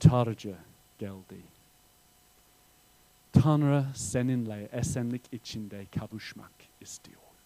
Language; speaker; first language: Turkish; non-native, fluent; English